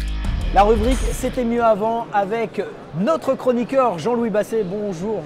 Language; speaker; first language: French; native; French